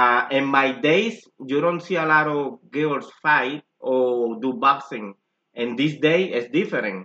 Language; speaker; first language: English; non-native, learner; Spanish